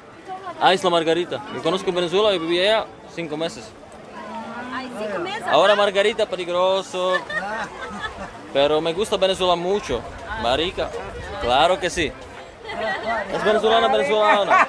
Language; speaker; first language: Spanish; non-native, learner; Czech